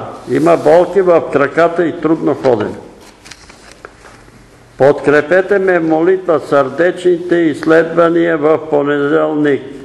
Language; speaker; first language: Bulgarian; native; Bulgarian